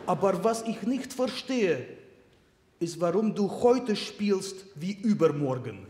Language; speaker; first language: German; non-native, fluent; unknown